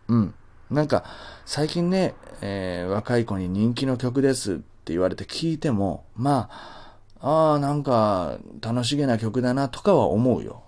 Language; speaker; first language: Japanese; native; Japanese